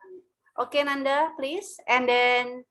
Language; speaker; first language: English; non-native, learner; Indonesian